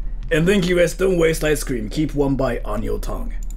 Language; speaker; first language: English; early bilingual, other home language; Japanese